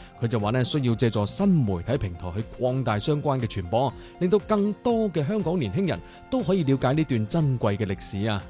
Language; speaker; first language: Cantonese; native; Cantonese